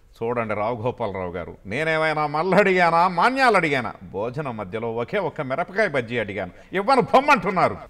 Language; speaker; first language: Telugu; native; Telugu